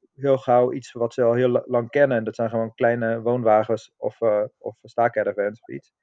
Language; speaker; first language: Dutch; non-native, fluent; German